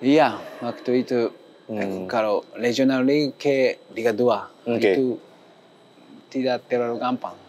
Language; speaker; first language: Indonesian; non-native, learner; Japanese